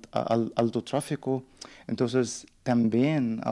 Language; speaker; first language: Spanish; non-native, learner; Arabic